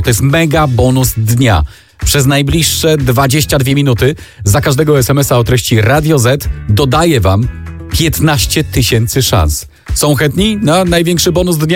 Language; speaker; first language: Polish; native; Polish